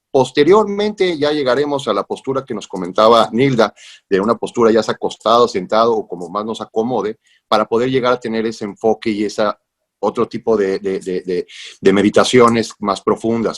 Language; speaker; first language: Spanish; native; Spanish